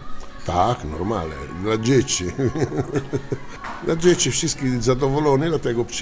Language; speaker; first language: Polish; non-native, learner; Italian